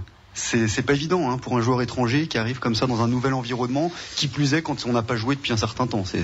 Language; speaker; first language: French; native; French